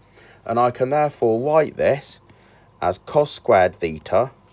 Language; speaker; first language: English; native; English